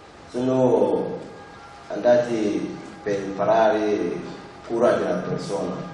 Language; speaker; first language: Italian; non-native, learner; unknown